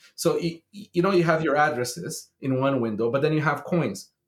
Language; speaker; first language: English; non-native, fluent; Portuguese